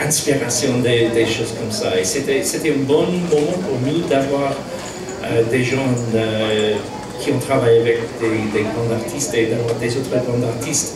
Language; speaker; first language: French; non-native, fluent; English